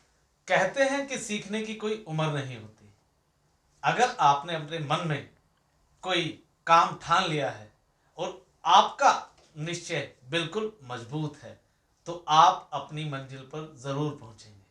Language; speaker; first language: Hindi; native; Hindi